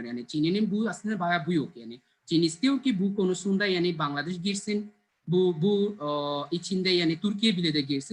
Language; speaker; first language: Turkish; non-native, learner; Bangla